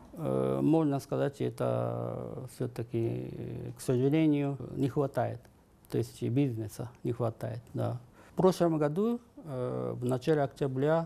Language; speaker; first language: Russian; non-native, fluent; Japanese